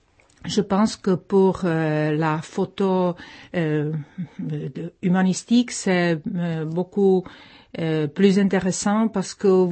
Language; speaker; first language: French; non-native, fluent; Czech